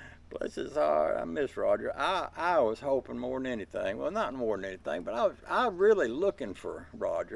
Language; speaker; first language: English; native; English